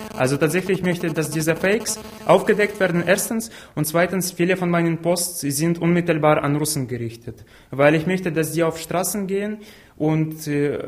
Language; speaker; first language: German; non-native, fluent; Ukrainian